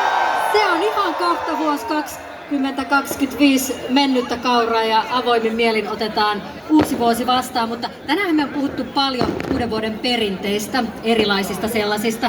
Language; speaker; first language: Finnish; native; Finnish